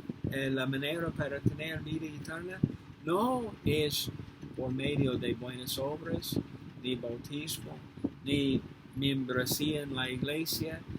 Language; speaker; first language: Spanish; non-native, fluent; English